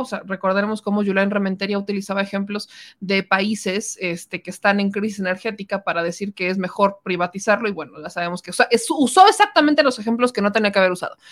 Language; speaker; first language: Spanish; native; Spanish